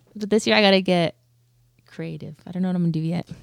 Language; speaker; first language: English; native; English